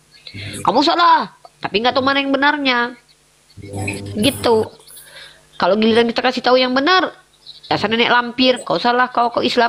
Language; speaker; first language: Indonesian; native; Indonesian